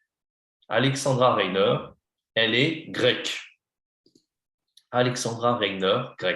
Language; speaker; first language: French; non-native, fluent; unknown